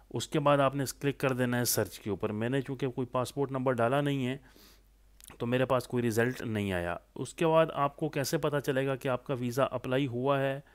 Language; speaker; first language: Urdu; non-native, local second language; Punjabi